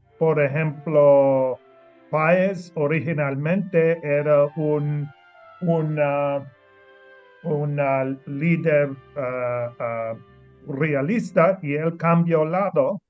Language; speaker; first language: Spanish; non-native, learner; English